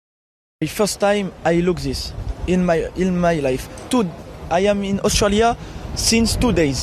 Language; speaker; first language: English; non-native, learner; French